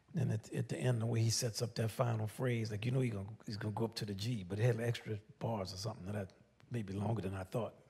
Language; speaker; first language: English; native; English